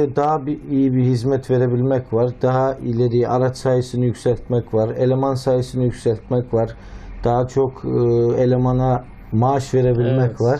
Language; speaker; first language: Turkish; native; Turkish